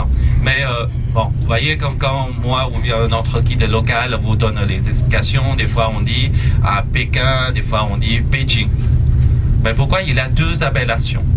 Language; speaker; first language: French; non-native, fluent; Chinese